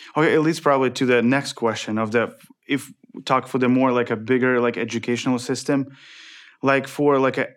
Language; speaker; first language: English; non-native, fluent; Ukrainian